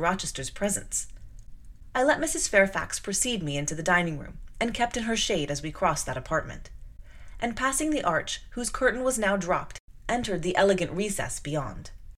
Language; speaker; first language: English; native; English